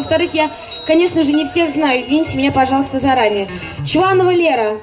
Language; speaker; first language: Russian; native; Russian